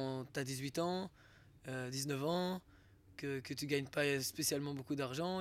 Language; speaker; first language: French; native; French